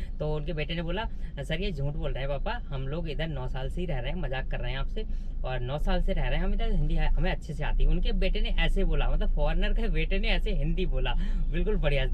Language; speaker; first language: Hindi; native; Hindi